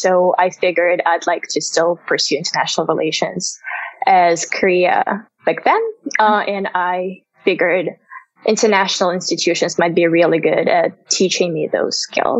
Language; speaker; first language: English; non-native, fluent; Russian